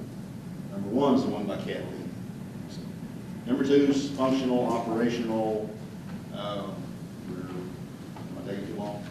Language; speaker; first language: English; native; English